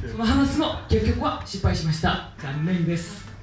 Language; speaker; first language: Japanese; non-native, learner; Korean